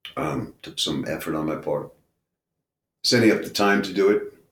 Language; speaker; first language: English; native; English